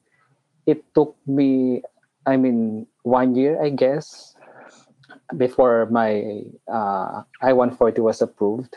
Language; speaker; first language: English; non-native, local second language; Pampanga